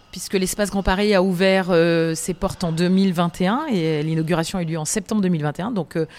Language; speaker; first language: French; native; French